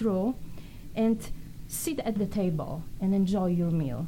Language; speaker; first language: English; non-native, fluent; Polish